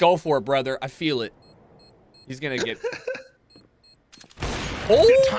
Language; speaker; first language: English; native; English